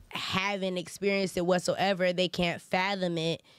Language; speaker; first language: English; native; English